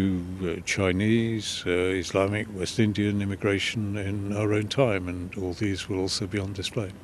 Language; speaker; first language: English; native; English